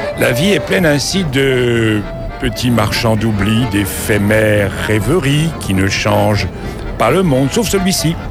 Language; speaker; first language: French; native; French